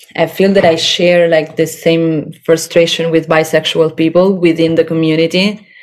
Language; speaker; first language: English; non-native, fluent; Italian